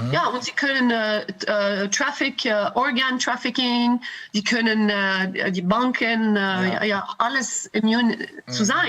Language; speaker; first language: German; non-native, learner; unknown